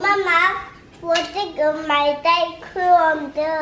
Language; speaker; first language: Chinese; early bilingual, heritage; Chinese